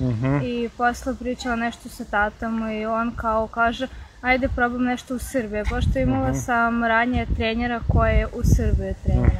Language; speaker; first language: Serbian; non-native, learner; Belarusian